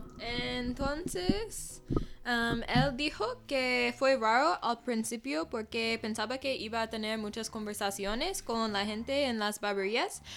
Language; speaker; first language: Spanish; non-native, fluent; English